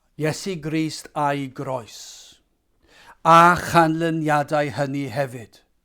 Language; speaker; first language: Welsh; native; Welsh